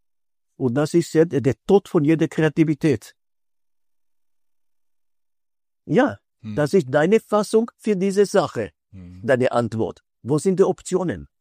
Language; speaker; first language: German; non-native, fluent; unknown